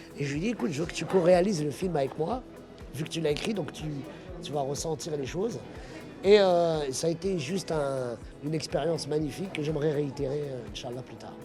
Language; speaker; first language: French; early bilingual, other home language; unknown